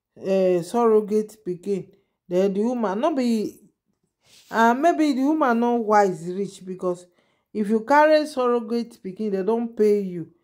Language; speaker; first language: Nigerian Pidgin; non-native, local second language; Yoruba